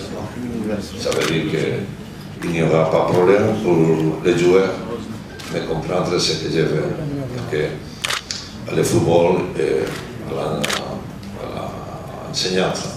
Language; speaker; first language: French; non-native, learner; Spanish